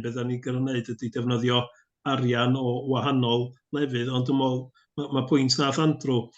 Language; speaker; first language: Welsh; native; Welsh